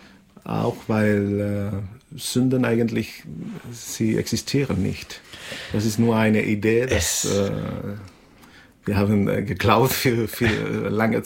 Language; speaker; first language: German; non-native, learner; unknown